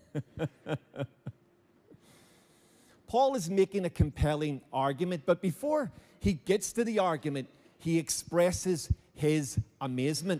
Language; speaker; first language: English; native; English